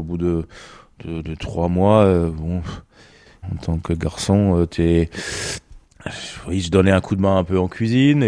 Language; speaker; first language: French; non-native, fluent; German